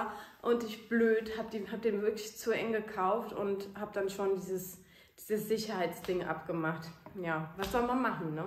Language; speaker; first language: German; native; German